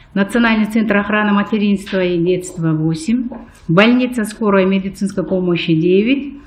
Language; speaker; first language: Russian; non-native, local second language; Kyrgyz